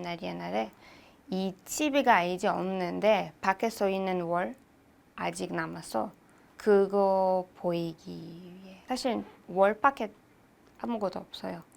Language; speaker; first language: Korean; non-native, learner; Hebrew